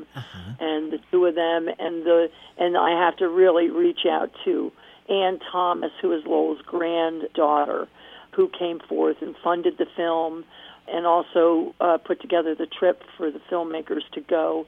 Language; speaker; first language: English; native; English